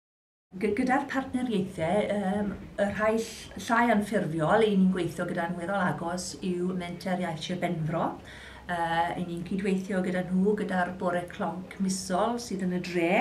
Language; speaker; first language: Welsh; native; Welsh